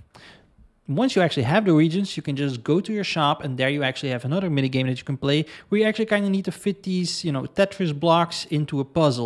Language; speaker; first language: English; non-native, fluent; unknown